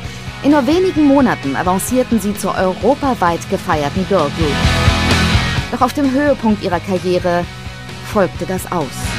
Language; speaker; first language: German; native; German